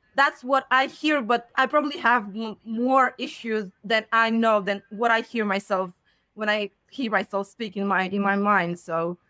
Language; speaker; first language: English; non-native, fluent; Romanian